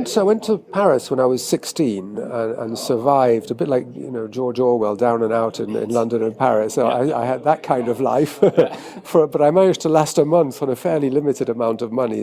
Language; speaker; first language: English; native; English